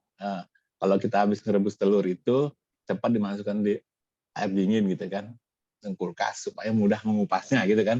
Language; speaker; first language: Malay; native; Malay